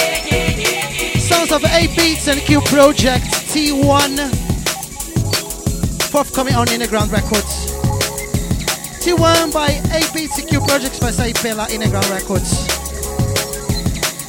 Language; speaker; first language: English; non-native, fluent; Portuguese